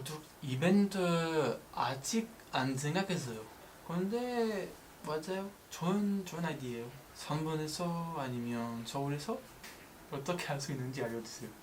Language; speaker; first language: Korean; non-native, learner; French